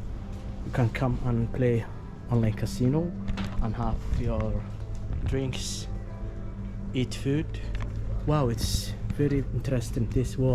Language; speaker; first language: English; non-native, fluent; Somali